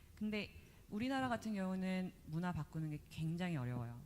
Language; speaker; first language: Korean; early bilingual, other home language; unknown